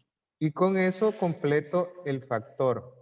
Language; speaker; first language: Spanish; native; Spanish